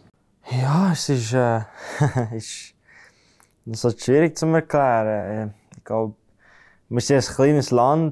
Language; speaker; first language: German; non-native, fluent; Latvian